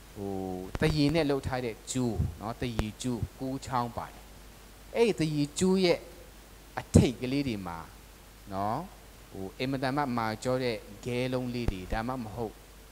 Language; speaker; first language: Burmese; non-native, local second language; Tedim Chin